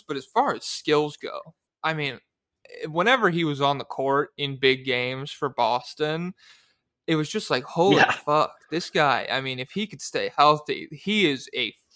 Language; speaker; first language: English; native; English